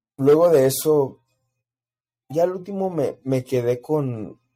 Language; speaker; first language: Spanish; early bilingual, heritage; Spanish